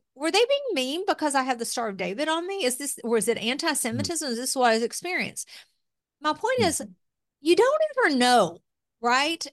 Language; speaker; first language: English; native; English